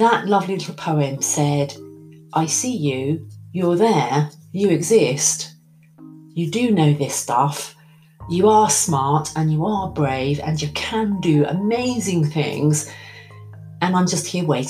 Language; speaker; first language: English; native; English